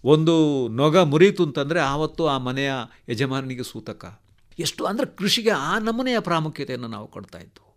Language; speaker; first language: Kannada; non-native, local second language; Tulu